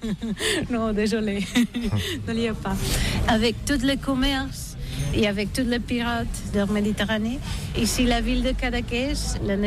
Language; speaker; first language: French; non-native, learner; Catalan